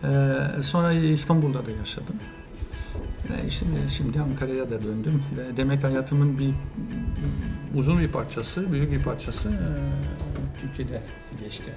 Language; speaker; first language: Turkish; non-native, fluent; French